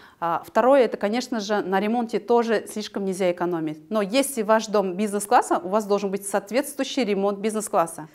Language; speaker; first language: Russian; non-native, local second language; Kazakh